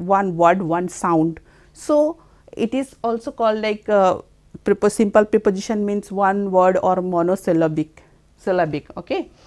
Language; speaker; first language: English; non-native, local second language; Bangla